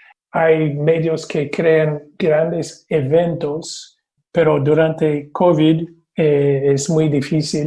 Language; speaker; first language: Spanish; non-native, fluent; English